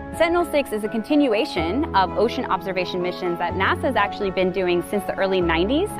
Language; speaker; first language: English; native; English